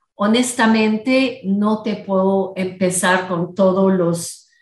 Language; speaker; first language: Spanish; non-native, fluent; English